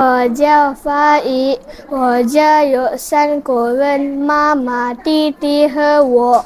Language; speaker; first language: Chinese; non-native, learner; Malay